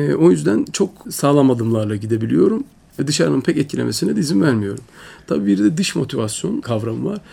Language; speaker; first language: Turkish; early bilingual, heritage; Turkish